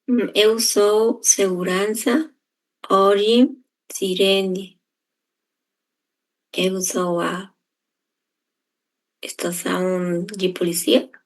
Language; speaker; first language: Portuguese; non-native, learner; Spanish